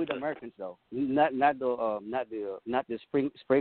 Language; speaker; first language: English; non-native, local second language; Pampanga